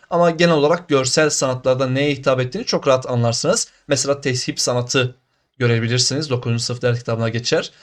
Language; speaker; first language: Turkish; native; Turkish